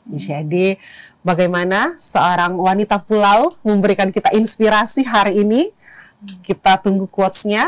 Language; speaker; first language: Indonesian; native; Indonesian